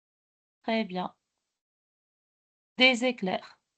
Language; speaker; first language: French; non-native, local second language; Arabic